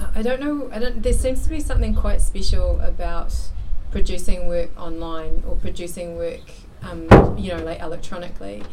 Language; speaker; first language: English; native; English